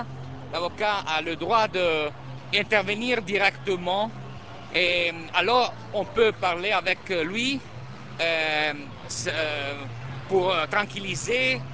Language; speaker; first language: French; non-native, learner; Italian